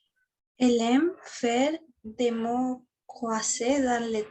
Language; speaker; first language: French; non-native, learner; Spanish